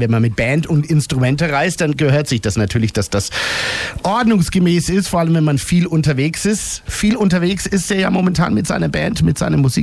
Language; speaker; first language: German; native; German